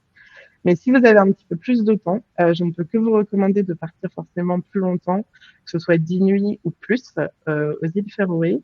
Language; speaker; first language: French; native; French